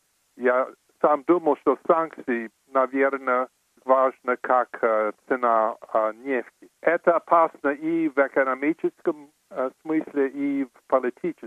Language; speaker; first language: Russian; non-native, fluent; English